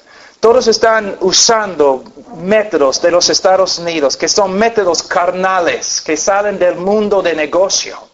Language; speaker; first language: Spanish; non-native, fluent; English